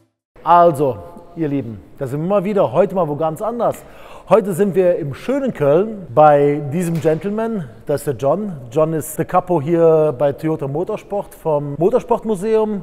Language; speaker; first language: German; native; German